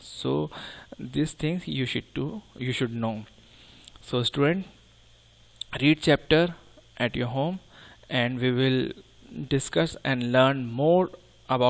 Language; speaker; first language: English; non-native, local second language; Hindi